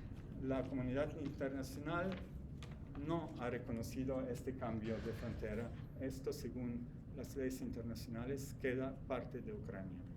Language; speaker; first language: Spanish; non-native, fluent; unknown